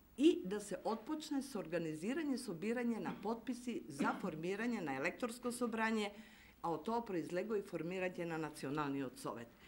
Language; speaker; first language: Macedonian; early bilingual, heritage; Macedonian